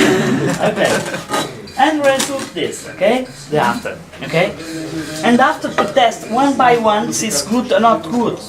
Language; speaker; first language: English; non-native, learner; Portuguese